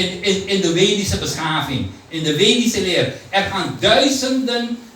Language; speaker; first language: Dutch; non-native, local second language; Hindi